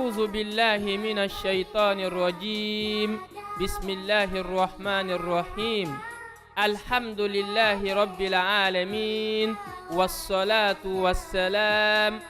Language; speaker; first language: Arabic; non-native, fluent; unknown